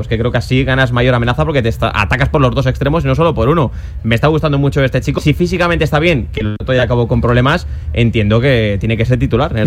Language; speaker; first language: Spanish; native; Spanish